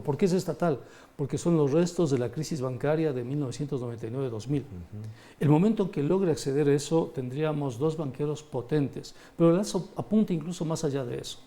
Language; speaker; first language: Spanish; native; Spanish